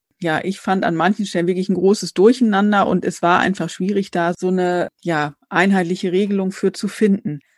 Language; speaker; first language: German; native; German